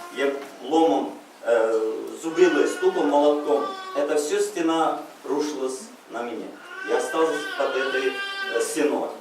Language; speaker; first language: Russian; non-native, local second language; Uzbek